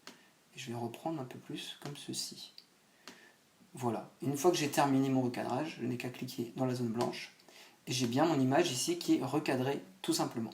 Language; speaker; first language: French; native; French